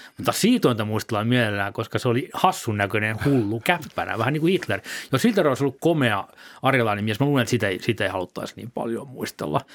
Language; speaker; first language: Finnish; native; Finnish